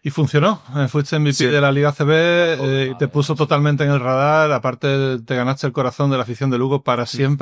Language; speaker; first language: Spanish; native; Spanish